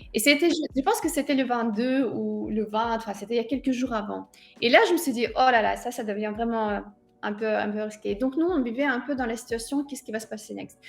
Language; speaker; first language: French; non-native, fluent; Russian